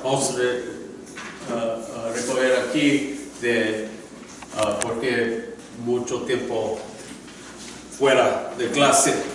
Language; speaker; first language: Spanish; non-native, learner; English